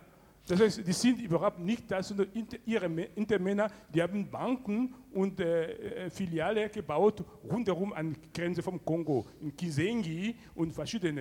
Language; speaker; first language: German; non-native, fluent; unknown